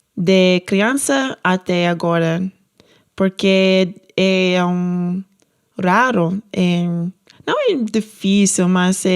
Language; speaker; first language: Portuguese; non-native, learner; English